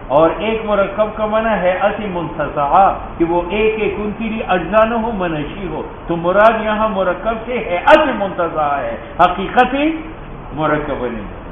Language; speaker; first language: Urdu; non-native, local second language; Pashto